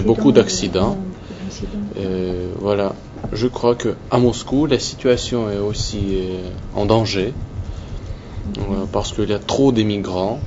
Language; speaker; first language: French; non-native, learner; Russian